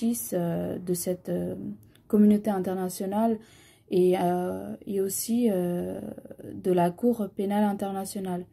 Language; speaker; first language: French; early bilingual, other home language; Tamil